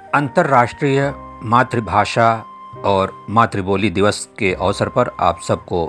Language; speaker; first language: Hindi; non-native, local second language; Bhojpuri